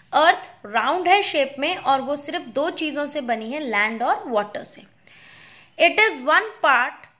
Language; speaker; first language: Hindi; native; Hindi